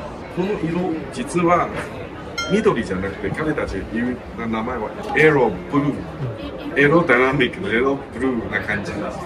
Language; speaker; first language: Japanese; non-native, learner; Chinese